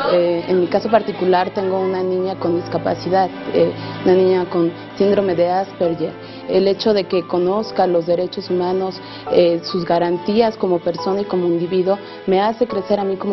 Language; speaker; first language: Spanish; native; Spanish